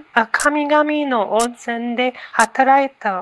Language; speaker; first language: Japanese; non-native, learner; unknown